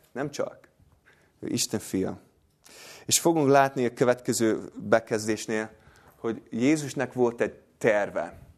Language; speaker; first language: Hungarian; non-native, fluent; English